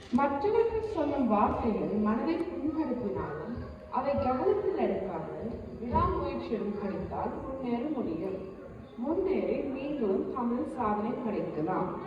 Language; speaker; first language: Tamil; early bilingual, heritage; Tamil